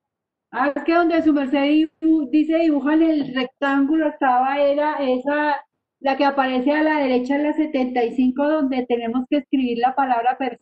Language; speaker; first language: Spanish; native; Spanish